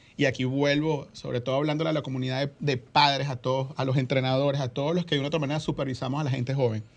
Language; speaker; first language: Spanish; native; Spanish